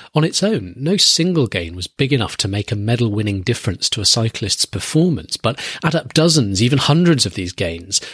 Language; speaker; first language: English; native; English